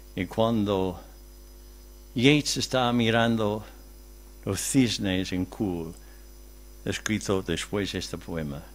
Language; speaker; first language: Spanish; non-native, fluent; English